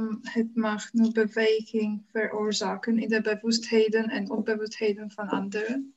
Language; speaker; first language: Dutch; non-native, learner; Czech